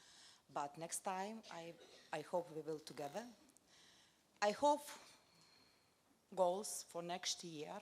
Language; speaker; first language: English; non-native, learner; Lithuanian